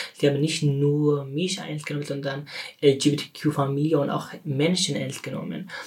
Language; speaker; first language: German; non-native, learner; Persian